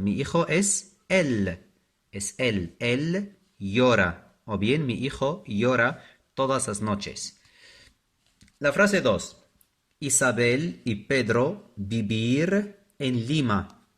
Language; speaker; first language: Spanish; non-native, fluent; Arabic